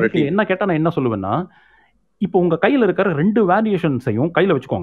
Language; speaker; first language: Tamil; native; Tamil